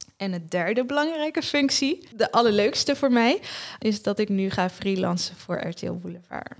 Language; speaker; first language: Dutch; early bilingual, other home language; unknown